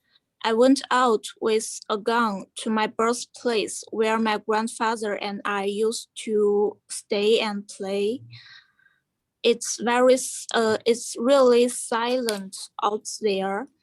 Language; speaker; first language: English; non-native, fluent; Chinese